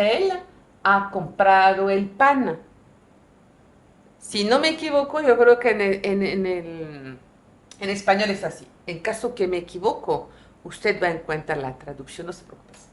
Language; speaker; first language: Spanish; non-native, learner; French